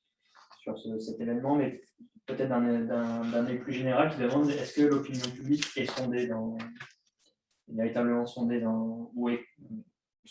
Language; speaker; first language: French; native; French